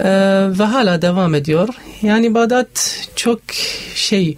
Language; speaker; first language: Turkish; non-native, learner; Arabic